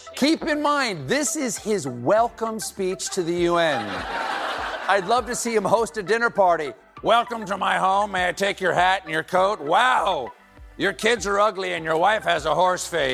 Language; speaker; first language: English; native; English